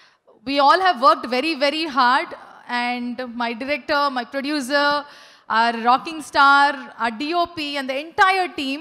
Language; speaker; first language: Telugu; non-native, learner; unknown